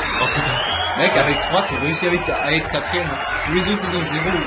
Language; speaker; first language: French; native; French